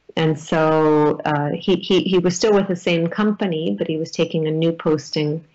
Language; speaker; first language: English; native; English